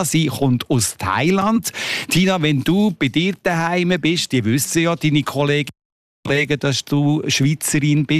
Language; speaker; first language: German; native; German